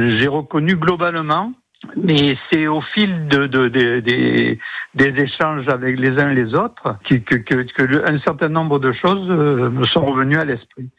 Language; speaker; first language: French; native; French